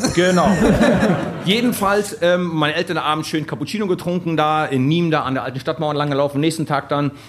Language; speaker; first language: German; native; German